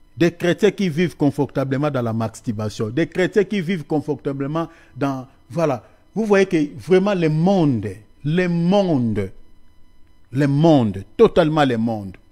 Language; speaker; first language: French; non-native, local second language; Lingala